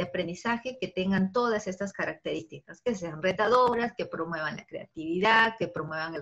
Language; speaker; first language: Spanish; native; Spanish